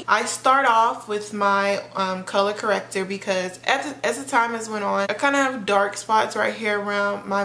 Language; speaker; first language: English; native; English